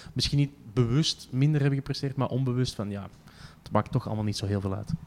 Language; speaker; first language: Dutch; native; Dutch